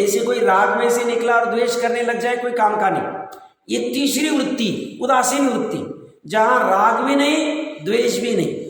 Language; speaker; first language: Hindi; native; Hindi